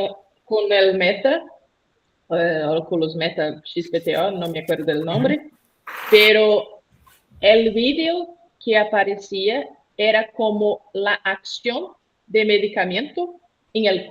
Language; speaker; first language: Spanish; non-native, learner; Portuguese